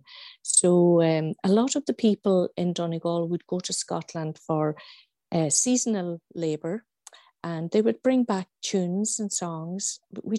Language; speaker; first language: English; native; English